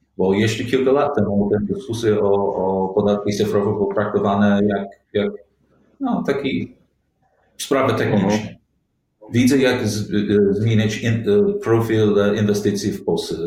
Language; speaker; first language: Polish; non-native, learner; English